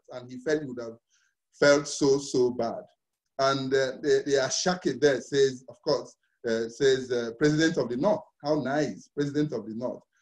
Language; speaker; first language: English; non-native, local second language; Igbo